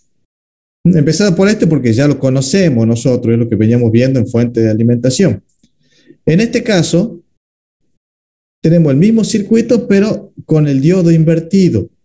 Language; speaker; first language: Spanish; native; Spanish